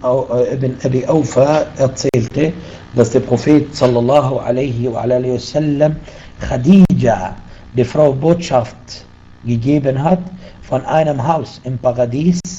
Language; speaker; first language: German; non-native, fluent; Arabic